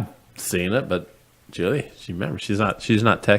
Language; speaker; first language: English; native; English